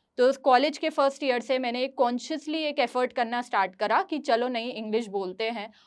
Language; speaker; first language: Hindi; native; Hindi